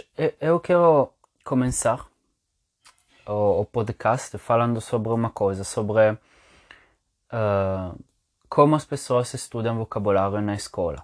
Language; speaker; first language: Portuguese; non-native, fluent; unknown